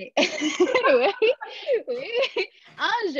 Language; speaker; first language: French; non-native, fluent; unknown